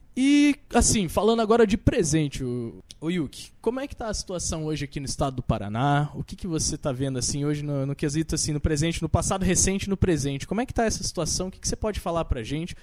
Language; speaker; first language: Portuguese; native; Portuguese